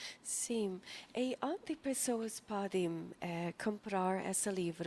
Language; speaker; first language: Portuguese; non-native, fluent; English